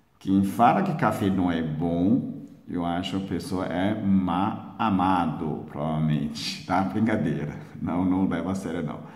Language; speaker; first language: Portuguese; non-native, fluent; Chinese